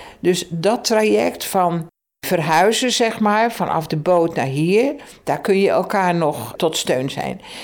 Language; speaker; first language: Dutch; native; Dutch